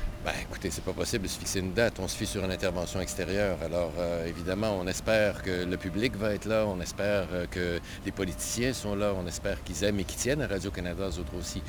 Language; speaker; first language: French; native; French